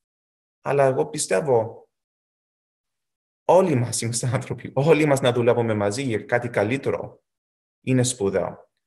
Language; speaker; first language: Greek; early bilingual, heritage; Greek